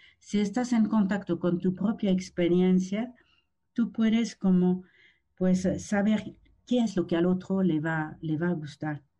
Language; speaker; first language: Spanish; non-native, fluent; French